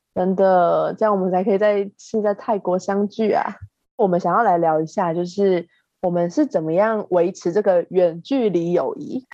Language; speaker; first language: Chinese; native; Chinese